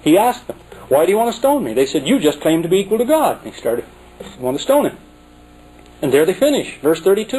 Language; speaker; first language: English; native; English